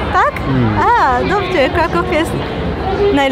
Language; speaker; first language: Polish; non-native, learner; Japanese